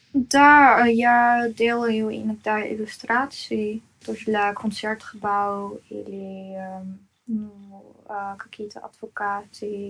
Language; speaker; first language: Russian; non-native, fluent; Dutch